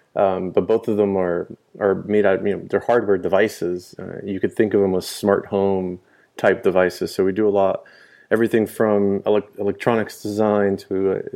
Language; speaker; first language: English; early bilingual, other home language; Spanish